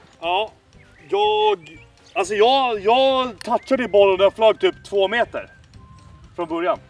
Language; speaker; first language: Swedish; native; Swedish